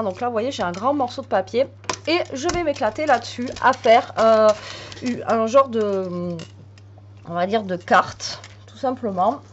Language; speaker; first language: French; native; French